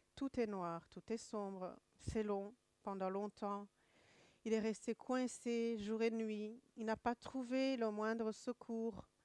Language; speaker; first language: French; non-native, local second language; Kinyarwanda